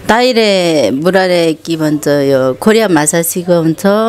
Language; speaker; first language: Nepali; non-native, learner; Korean